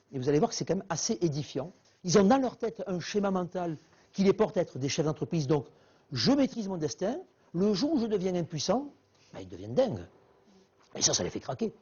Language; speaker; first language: French; native; French